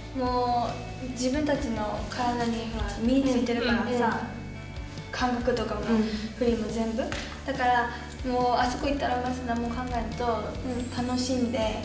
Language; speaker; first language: Japanese; native; Japanese